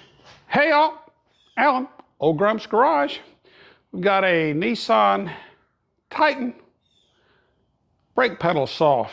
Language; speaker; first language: English; native; English